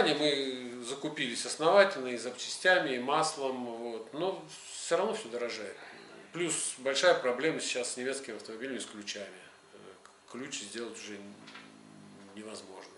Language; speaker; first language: Russian; native; Russian